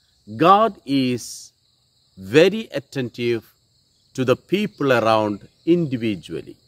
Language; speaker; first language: English; non-native, local second language; Malayalam